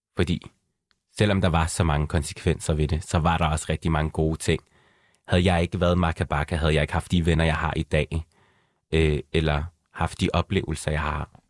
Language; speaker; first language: Danish; early bilingual, other home language; Arabic